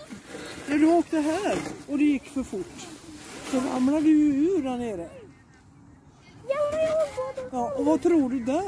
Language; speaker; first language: Swedish; native; Swedish